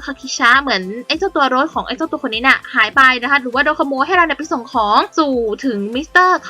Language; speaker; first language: Thai; native; Thai